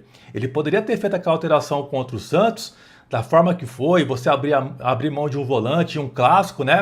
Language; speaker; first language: Portuguese; native; Portuguese